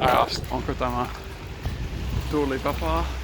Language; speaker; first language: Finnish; non-native, learner; English